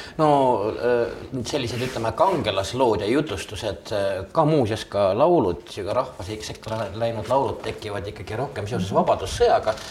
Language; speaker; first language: Estonian; native; Estonian